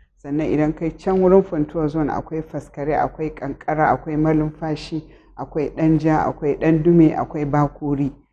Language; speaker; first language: Hausa; native; Hausa